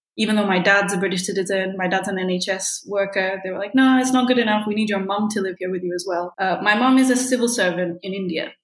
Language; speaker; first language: English; early bilingual, other home language; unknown